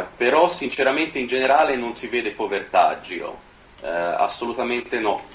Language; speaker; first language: Italian; native; Italian